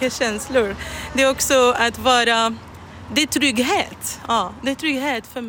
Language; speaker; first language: Swedish; non-native, local second language; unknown